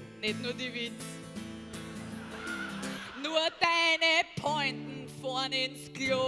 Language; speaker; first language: German; native; German